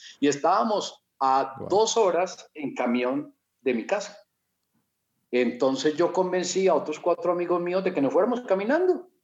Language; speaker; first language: Spanish; native; Spanish